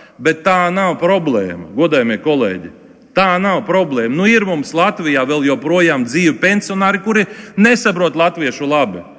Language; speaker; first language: Latvian; non-native, local second language; Russian